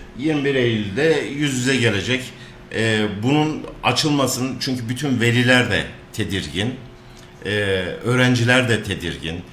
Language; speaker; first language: Turkish; native; Turkish